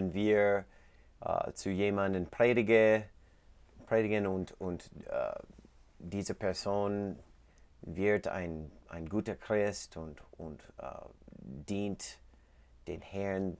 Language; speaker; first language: German; non-native, learner; English